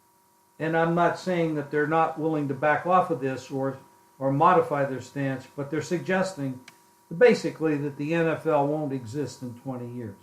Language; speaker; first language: English; native; English